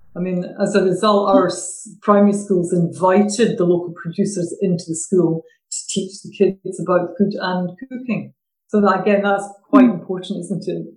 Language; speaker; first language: English; native; English